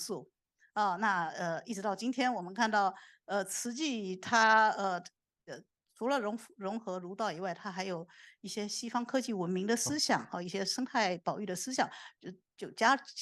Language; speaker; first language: Chinese; native; Chinese